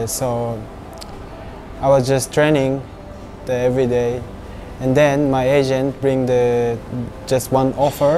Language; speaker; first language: English; non-native, learner; Japanese